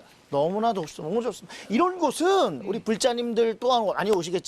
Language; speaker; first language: Korean; native; Korean